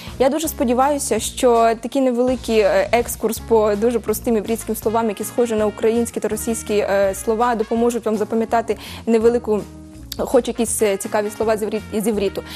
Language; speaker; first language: Ukrainian; early bilingual, heritage; Ukrainian